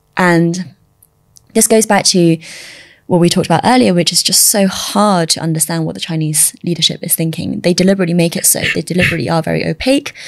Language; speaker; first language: English; early bilingual, other home language; Chinese